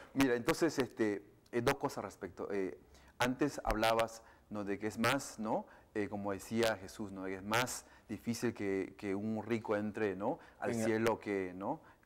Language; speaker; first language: Spanish; non-native, local second language; Shipibo-Conibo